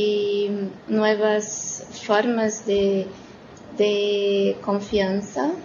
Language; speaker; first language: Spanish; non-native, learner; Portuguese